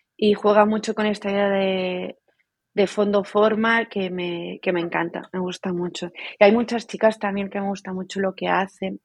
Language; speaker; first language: Spanish; native; Spanish